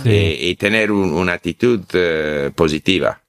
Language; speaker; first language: Spanish; non-native, fluent; English